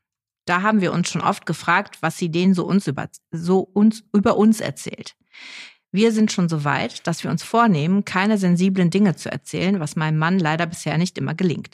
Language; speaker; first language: German; native; German